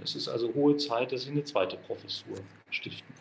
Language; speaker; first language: German; native; German